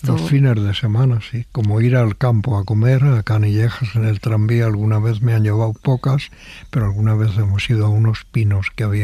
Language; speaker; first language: Spanish; native; Spanish